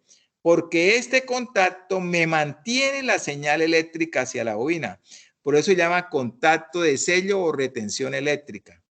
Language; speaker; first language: Spanish; native; Spanish